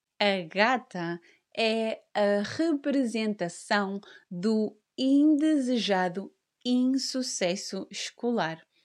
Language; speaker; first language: Portuguese; native; Portuguese